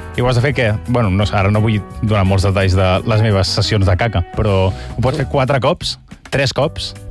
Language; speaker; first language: Catalan; native; Catalan